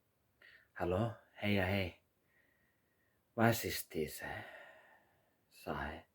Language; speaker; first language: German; non-native, learner; Finnish